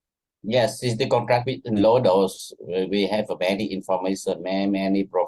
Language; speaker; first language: English; non-native, learner; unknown